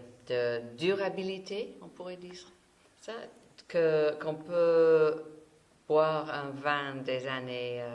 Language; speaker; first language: French; non-native, fluent; English